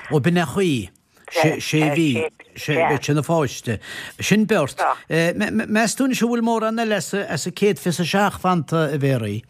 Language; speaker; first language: Irish; native; Irish